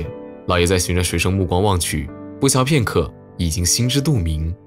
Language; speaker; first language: Chinese; native; Chinese